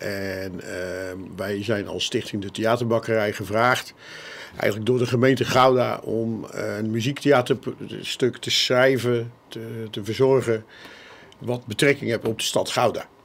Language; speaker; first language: Dutch; native; Dutch